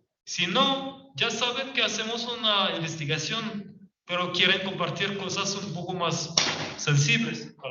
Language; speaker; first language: Spanish; non-native, fluent; French